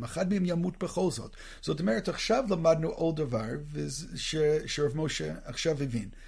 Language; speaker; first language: Hebrew; non-native, fluent; English